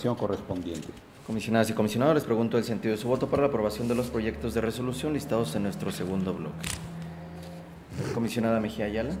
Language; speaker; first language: Spanish; native; Spanish